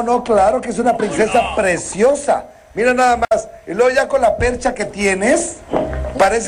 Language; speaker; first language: Spanish; native; Spanish